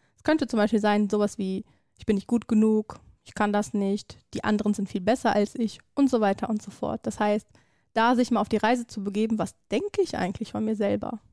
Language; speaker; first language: German; early bilingual, other home language; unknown